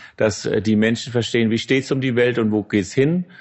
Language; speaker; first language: German; non-native, fluent; Danish